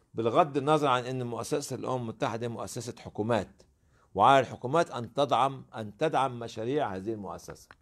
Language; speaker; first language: Arabic; native; Arabic